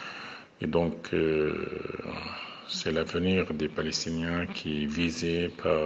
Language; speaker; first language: French; non-native, fluent; Arabic